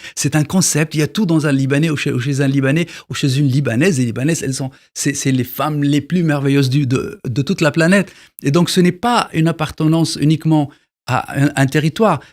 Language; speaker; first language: French; non-native, local second language; Arabic